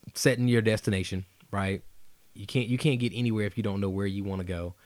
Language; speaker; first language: English; native; English